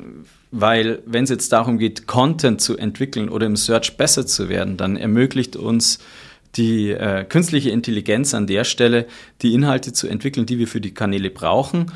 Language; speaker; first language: German; native; German